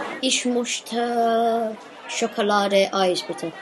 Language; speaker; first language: German; non-native, learner; English